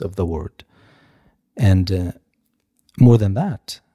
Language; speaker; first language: English; non-native, fluent; Hebrew